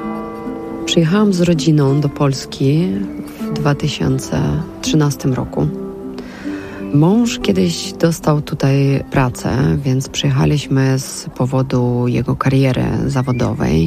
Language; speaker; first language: Polish; non-native, fluent; Russian